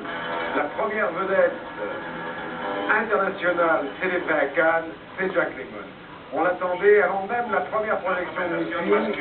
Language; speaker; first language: French; native; French